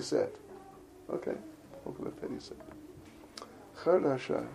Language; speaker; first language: Russian; non-native, learner; English